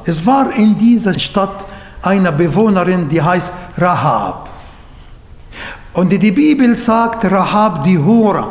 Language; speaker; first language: German; non-native, fluent; Arabic